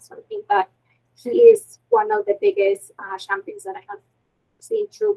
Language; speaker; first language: English; non-native, fluent; Spanish